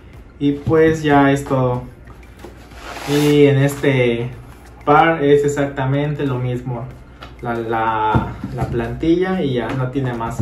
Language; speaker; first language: Spanish; native; Spanish